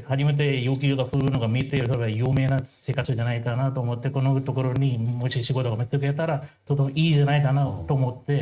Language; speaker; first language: Japanese; non-native, fluent; Hindi